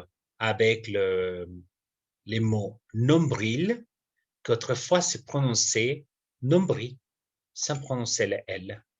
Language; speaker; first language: French; non-native, fluent; Spanish